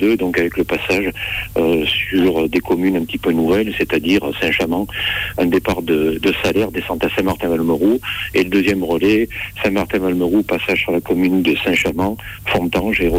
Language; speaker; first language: French; native; French